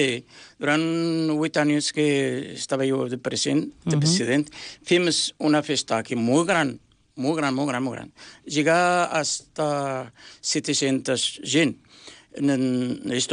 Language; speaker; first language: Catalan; non-native, learner; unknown